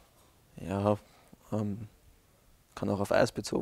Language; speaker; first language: German; native; German